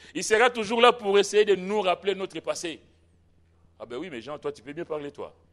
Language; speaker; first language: French; non-native, local second language; Lingala